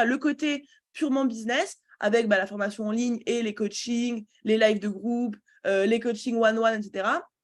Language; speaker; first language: French; native; French